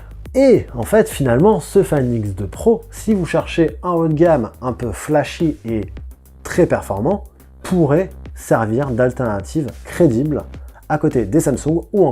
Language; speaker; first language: French; native; French